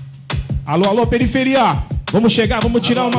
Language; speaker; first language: Portuguese; native; Portuguese